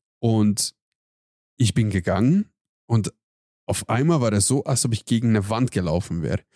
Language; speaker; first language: German; non-native, fluent; Hungarian